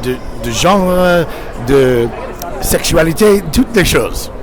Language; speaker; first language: French; non-native, fluent; English